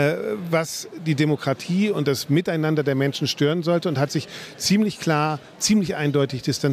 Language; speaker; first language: German; native; German